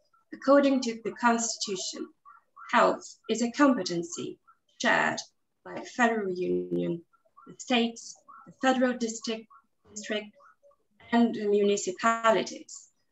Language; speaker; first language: English; non-native, fluent; Portuguese